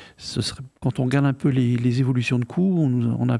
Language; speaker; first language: French; native; French